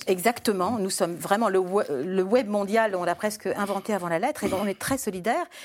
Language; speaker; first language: French; early bilingual, other home language; Arabic